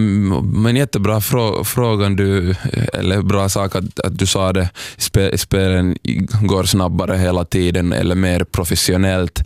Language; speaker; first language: Swedish; non-native, local second language; Somali